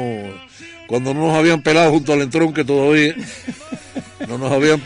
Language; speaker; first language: Spanish; native; Spanish